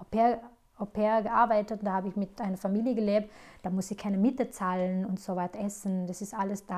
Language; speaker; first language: German; non-native, fluent; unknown